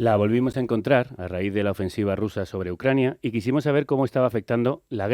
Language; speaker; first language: Spanish; native; Spanish